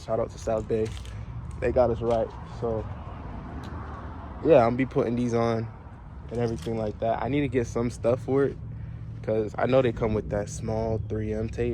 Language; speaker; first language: English; native; English